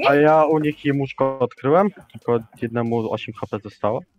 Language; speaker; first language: Polish; native; Polish